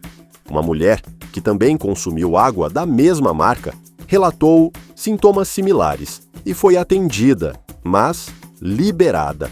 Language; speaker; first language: Portuguese; native; Portuguese